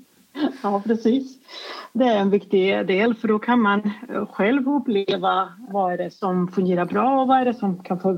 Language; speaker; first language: Swedish; non-native, fluent; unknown